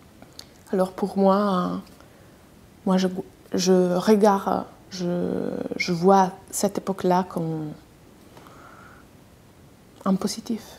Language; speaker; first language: French; non-native, fluent; Italian